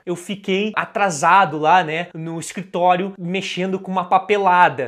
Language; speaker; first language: Portuguese; native; Portuguese